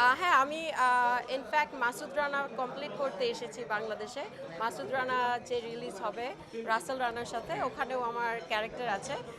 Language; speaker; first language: Bangla; early bilingual, heritage; Bangla